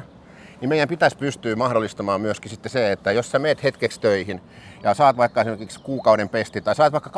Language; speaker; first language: Finnish; native; Finnish